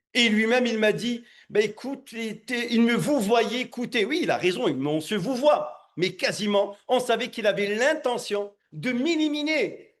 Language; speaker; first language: French; non-native, local second language; Arabic